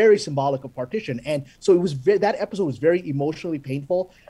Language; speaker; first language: English; non-native, local second language; Urdu